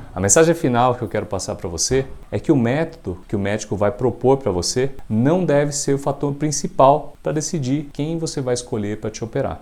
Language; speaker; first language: Portuguese; native; Portuguese